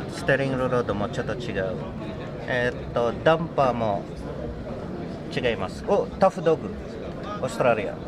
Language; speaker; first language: Japanese; non-native, learner; English